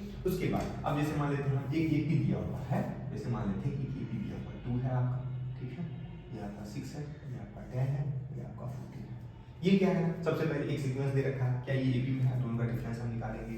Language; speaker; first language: Hindi; native; Hindi